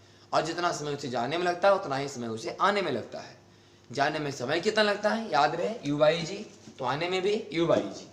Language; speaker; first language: Hindi; native; Hindi